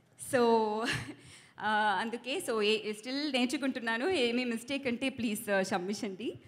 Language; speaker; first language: Telugu; non-native, learner; Tamil